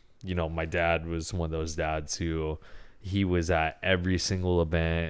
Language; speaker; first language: English; native; English